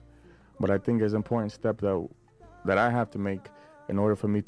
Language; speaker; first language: English; native; English